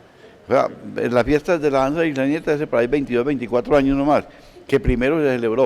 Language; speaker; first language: Spanish; native; Spanish